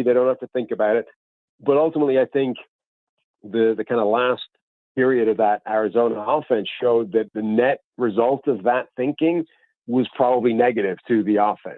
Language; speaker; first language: English; native; English